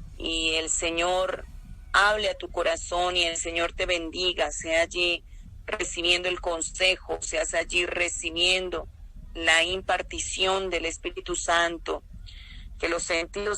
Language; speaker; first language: Spanish; native; Spanish